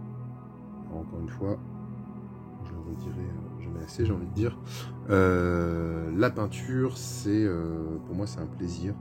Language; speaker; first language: French; native; French